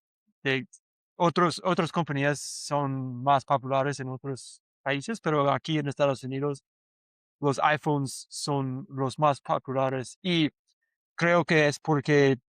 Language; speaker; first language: Spanish; non-native, learner; English